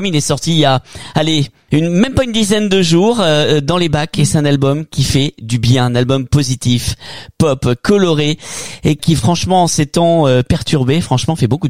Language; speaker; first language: French; native; French